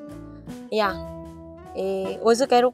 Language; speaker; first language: Portuguese; non-native, learner; Vietnamese